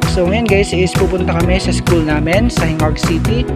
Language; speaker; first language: Filipino; non-native, local second language; Cebuano